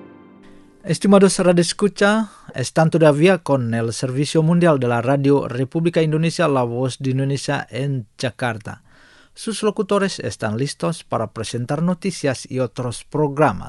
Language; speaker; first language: Spanish; non-native, fluent; Indonesian